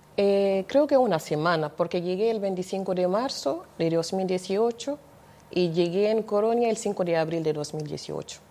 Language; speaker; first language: Spanish; non-native, fluent; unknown